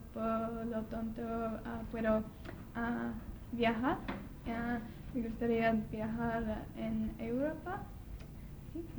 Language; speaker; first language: Spanish; non-native, learner; English